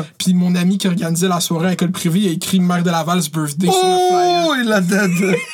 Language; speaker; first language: French; early bilingual, other home language; Arabic